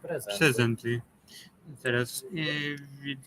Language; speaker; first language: Polish; non-native, fluent; Ukrainian